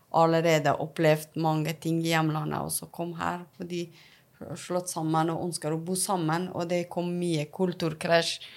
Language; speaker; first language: Norwegian; non-native, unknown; Persian